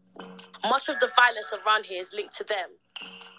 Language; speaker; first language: English; native; English